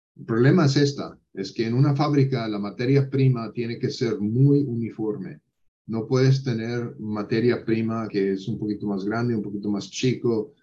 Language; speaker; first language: Spanish; non-native, fluent; English